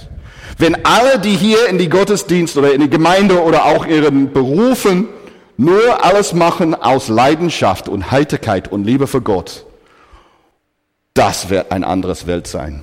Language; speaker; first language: German; non-native, fluent; English